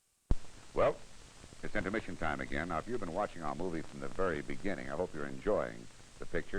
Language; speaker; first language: English; native; English